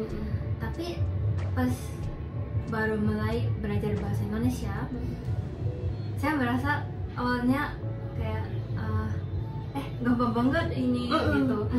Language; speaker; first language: Indonesian; non-native, fluent; Japanese